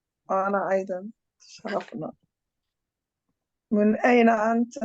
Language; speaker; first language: Arabic; non-native, learner; Somali